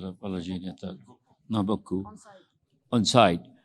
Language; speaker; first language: Russian; non-native, learner; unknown